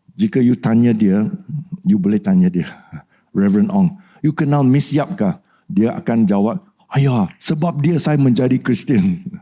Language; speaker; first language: Malay; non-native, local second language; Chinese